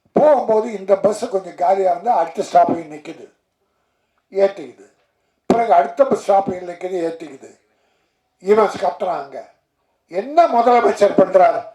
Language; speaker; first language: Tamil; native; Tamil